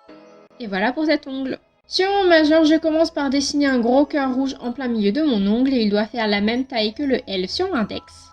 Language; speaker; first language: French; native; French